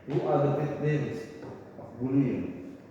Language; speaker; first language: English; non-native, local second language; Indonesian